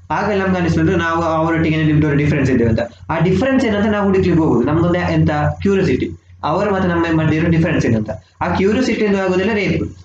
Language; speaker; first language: Kannada; native; Kannada